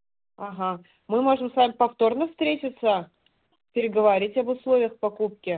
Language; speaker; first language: Russian; native; Russian